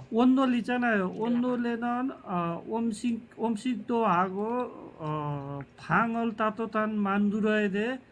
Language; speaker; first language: Korean; non-native, learner; Nepali